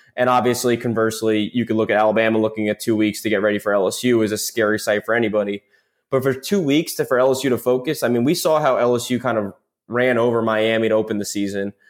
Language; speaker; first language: English; native; English